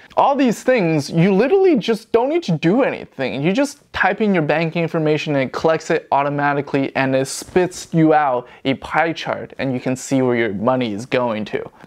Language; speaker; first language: English; non-native, fluent; Chinese